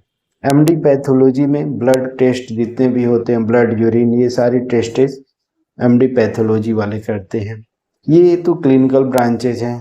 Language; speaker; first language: Hindi; native; Hindi